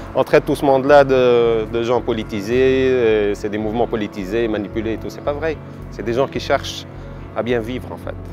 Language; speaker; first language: French; non-native, local second language; Arabic